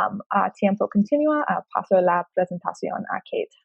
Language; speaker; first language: Spanish; non-native, learner; English